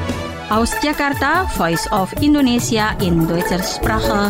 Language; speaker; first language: German; non-native, fluent; Indonesian